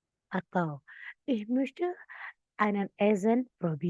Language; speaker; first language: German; non-native, fluent; Indonesian